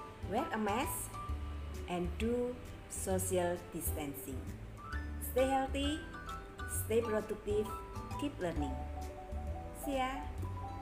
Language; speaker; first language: English; non-native, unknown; Indonesian